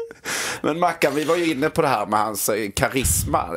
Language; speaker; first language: Swedish; native; Swedish